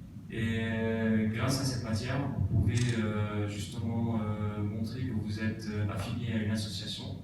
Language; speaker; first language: French; native; French